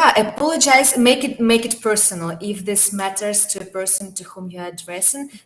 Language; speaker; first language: English; non-native, fluent; Ukrainian